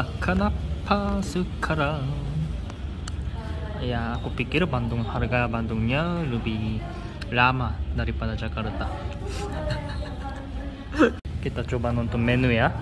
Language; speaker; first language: Indonesian; non-native, learner; Korean